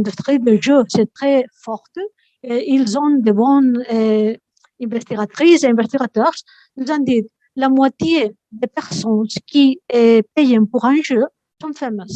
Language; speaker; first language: French; non-native, fluent; Spanish